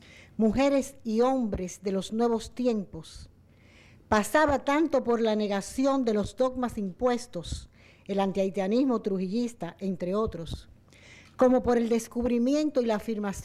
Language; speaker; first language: Spanish; native; Spanish